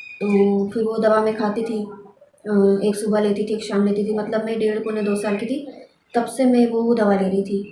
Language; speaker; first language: Hindi; native; Hindi